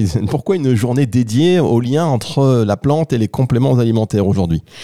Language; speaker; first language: French; native; French